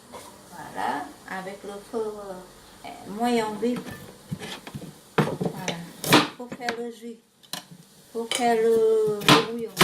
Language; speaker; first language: French; non-native, learner; Vietnamese